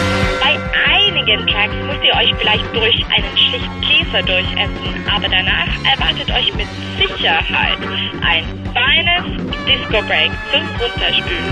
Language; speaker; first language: German; native; German